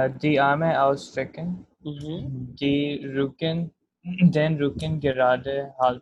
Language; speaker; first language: German; non-native, learner; Hindi